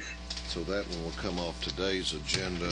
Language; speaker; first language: English; native; English